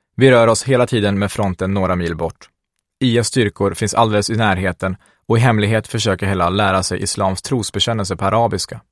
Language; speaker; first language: Swedish; early bilingual, other home language; Kurdish